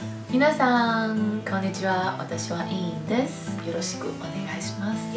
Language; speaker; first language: Japanese; non-native, fluent; Chinese